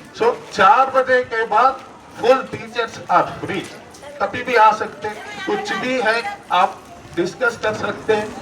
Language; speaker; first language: Hindi; non-native, local second language; Kannada